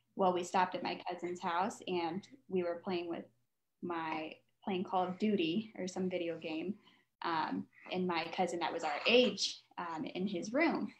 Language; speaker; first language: English; native; English